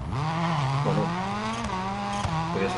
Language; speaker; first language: Spanish; native; Spanish